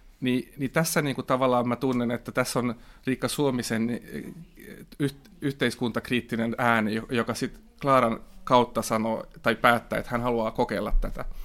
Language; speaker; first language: Finnish; non-native, local second language; Swedish